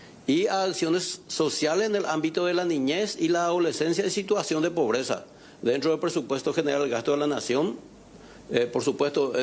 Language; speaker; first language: Spanish; native; Spanish